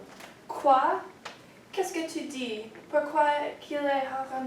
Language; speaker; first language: French; non-native, learner; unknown